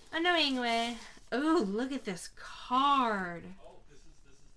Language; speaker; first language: English; native; English